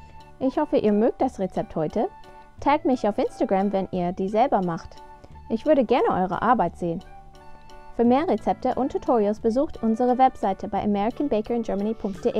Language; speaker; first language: German; non-native, fluent; English